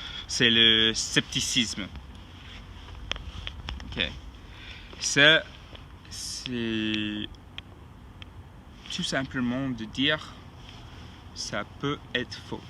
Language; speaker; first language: French; non-native, fluent; English